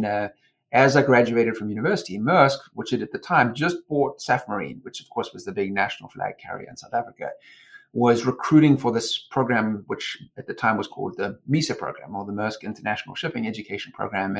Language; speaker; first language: English; native; English